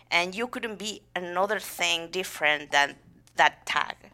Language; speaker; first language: English; non-native, fluent; Spanish